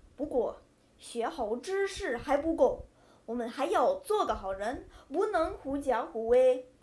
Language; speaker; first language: Chinese; non-native, fluent; English